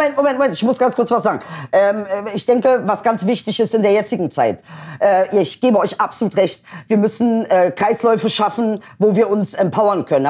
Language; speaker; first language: German; early bilingual, other home language; Turkish